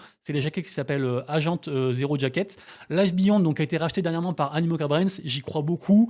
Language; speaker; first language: French; native; French